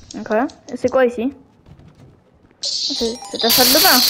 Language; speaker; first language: French; native; French